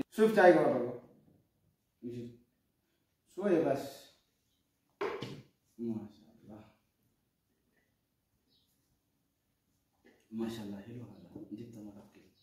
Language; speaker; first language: Arabic; non-native, learner; Hindi